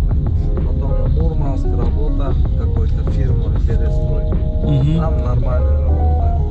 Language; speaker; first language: Russian; non-native, learner; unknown